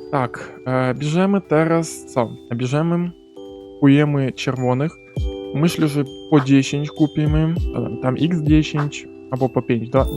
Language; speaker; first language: Polish; non-native, learner; Ukrainian